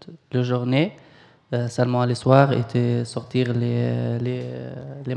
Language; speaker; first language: French; non-native, learner; Arabic